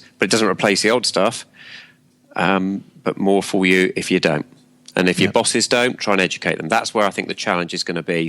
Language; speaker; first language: English; native; English